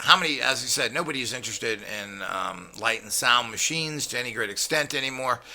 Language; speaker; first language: English; native; English